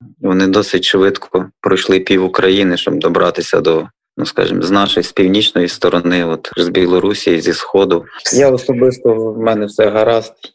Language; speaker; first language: Ukrainian; native; Ukrainian